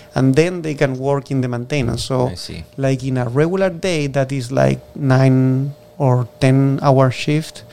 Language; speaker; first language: English; non-native, fluent; Spanish